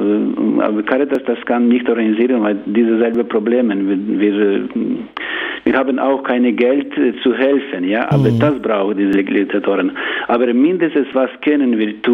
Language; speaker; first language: German; non-native, learner; Ukrainian